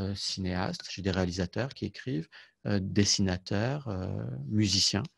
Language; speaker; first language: French; native; French